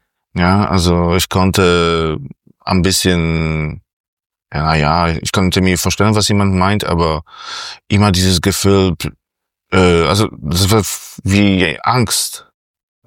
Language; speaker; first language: German; non-native, fluent; Polish